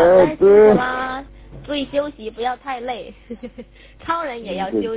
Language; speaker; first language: Chinese; native; Chinese